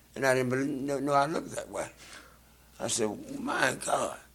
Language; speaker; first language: English; native; English